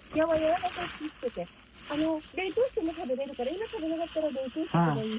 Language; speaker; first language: Japanese; native; Japanese